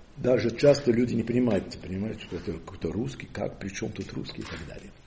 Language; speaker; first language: Russian; non-native, fluent; Occitan